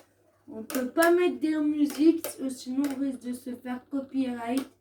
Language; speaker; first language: French; native; French